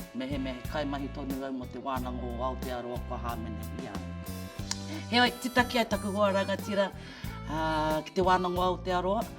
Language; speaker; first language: Māori; native; Māori